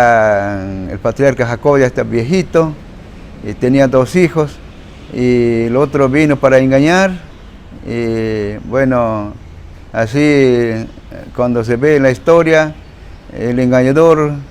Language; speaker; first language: Spanish; non-native, local second language; Shipibo-Conibo